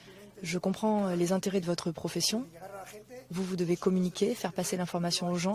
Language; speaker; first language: French; native; French